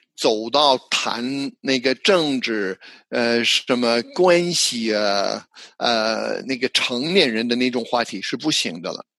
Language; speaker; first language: Chinese; non-native, fluent; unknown